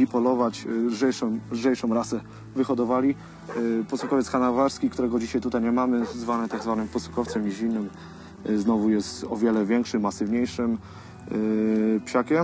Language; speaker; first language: Polish; native; Polish